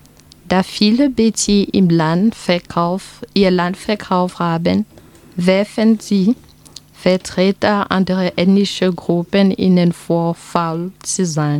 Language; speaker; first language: German; non-native, fluent; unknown